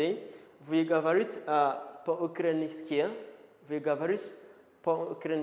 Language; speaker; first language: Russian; non-native, learner; Kinyarwanda